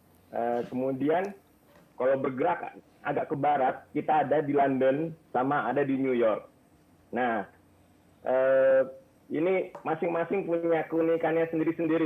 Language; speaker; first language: Indonesian; native; Indonesian